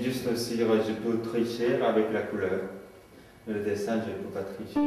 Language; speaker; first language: French; non-native, fluent; Japanese